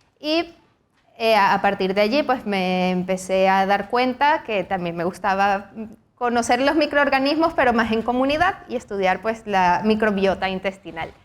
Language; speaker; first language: Spanish; native; Spanish